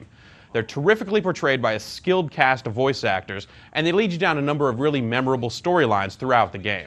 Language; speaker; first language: English; native; English